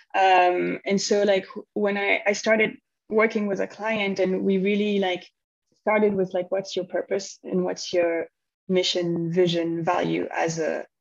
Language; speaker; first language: English; non-native, fluent; French